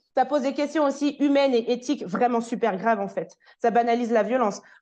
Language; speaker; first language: French; native; French